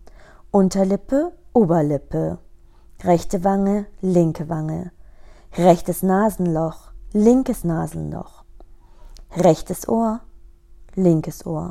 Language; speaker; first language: German; native; German